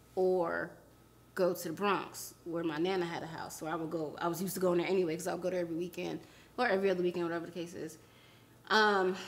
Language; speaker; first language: English; native; English